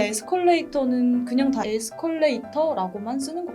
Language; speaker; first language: Korean; native; Korean